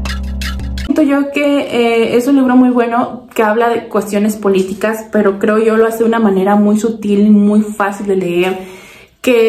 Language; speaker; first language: Spanish; native; Spanish